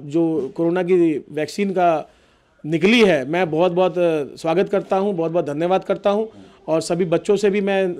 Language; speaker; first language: Hindi; native; Hindi